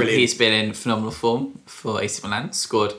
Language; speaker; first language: English; native; English